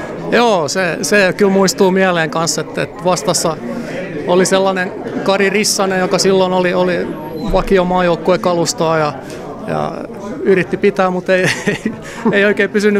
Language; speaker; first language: Finnish; non-native, local second language; Swedish